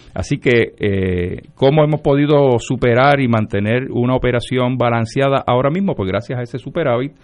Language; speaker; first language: Spanish; native; Spanish